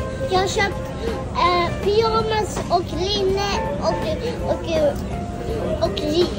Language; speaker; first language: Swedish; early bilingual, other home language; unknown